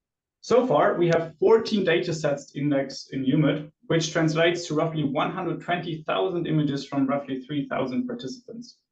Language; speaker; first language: English; non-native, fluent; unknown